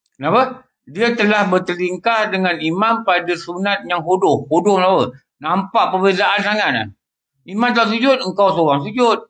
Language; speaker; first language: Malay; native; Malay